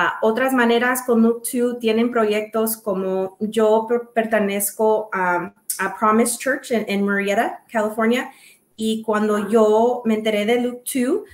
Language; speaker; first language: Spanish; early bilingual, other home language; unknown